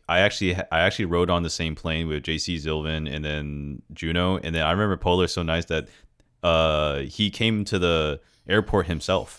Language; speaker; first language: English; early bilingual, other home language; Lao